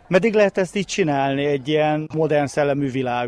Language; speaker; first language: Hungarian; native; Hungarian